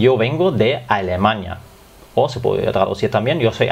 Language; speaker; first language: Spanish; non-native, fluent; German